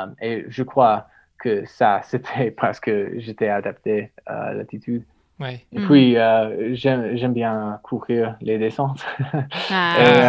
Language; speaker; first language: French; non-native, learner; English